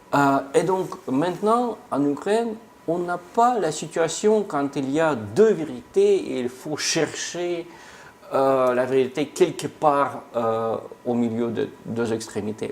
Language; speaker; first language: French; non-native, fluent; Russian